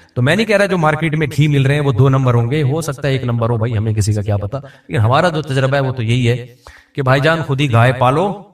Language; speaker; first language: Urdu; native; Urdu